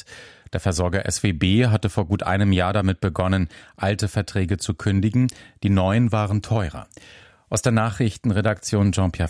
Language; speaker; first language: German; native; German